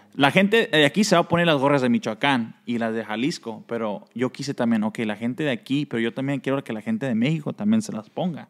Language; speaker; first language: Spanish; early bilingual, heritage; Spanish